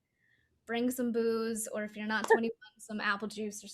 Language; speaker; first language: English; native; English